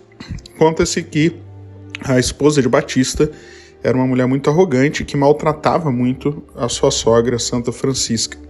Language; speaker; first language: Portuguese; native; Portuguese